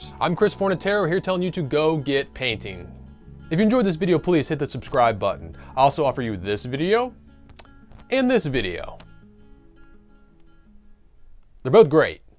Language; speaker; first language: English; native; English